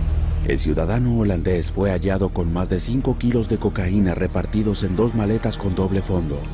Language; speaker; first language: Spanish; native; Spanish